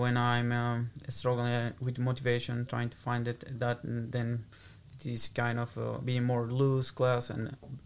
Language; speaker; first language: English; non-native, fluent; Portuguese